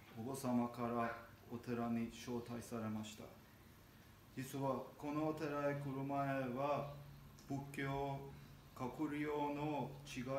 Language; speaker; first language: Japanese; non-native, learner; Armenian